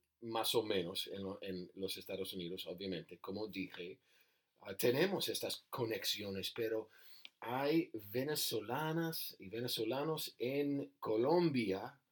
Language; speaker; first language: Spanish; non-native, learner; English